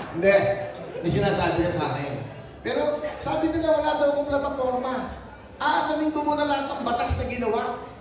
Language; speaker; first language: Filipino; native; Filipino